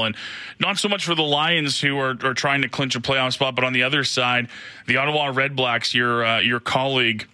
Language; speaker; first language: English; native; English